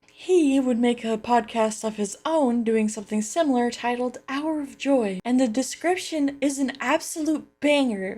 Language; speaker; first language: English; native; English